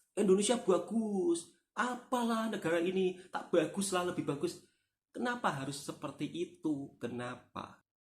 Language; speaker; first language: Indonesian; native; Indonesian